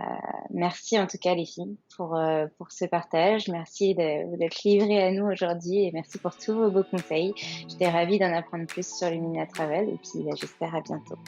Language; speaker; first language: French; native; French